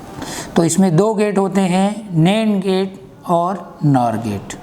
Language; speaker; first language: Hindi; native; Hindi